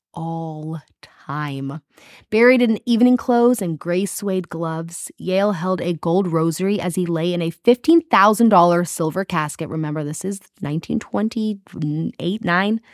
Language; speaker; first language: English; native; English